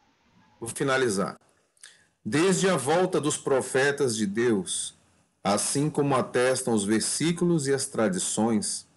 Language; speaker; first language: Portuguese; native; Portuguese